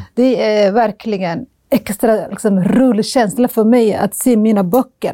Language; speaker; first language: Swedish; non-native, fluent; Somali